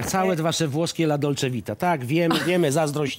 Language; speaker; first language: Polish; native; Polish